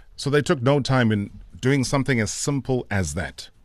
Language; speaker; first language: English; non-native, local second language; Zulu